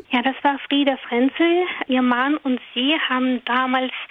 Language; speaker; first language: German; non-native, fluent; Russian